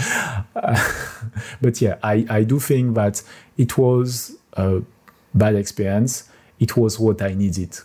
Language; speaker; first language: English; non-native, fluent; French